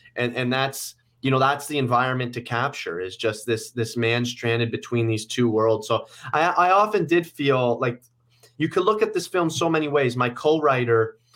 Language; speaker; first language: English; native; English